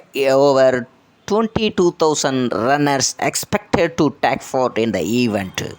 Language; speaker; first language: English; non-native, local second language; Tamil